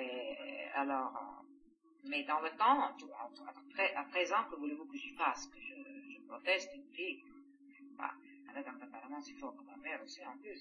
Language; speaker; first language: French; non-native, fluent; Greek